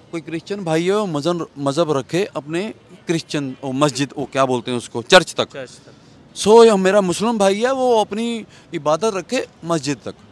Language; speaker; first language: Hindi; native; Hindi